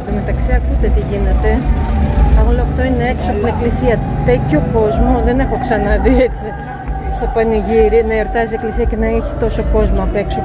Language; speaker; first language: Greek; non-native, fluent; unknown